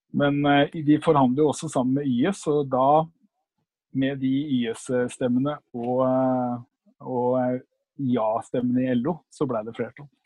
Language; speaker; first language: Norwegian; native; Norwegian